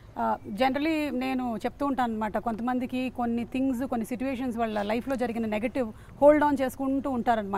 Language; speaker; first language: Telugu; native; Telugu